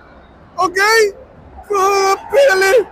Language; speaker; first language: Spanish; native; Spanish